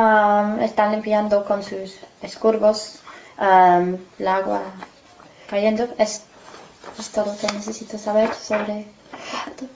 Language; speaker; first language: Spanish; non-native, learner; English